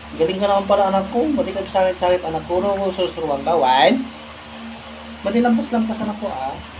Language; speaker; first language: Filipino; non-native, local second language; Iloko